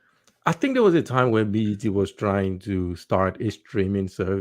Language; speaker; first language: English; native; English